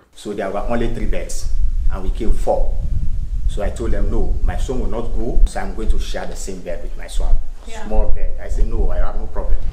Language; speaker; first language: English; native; English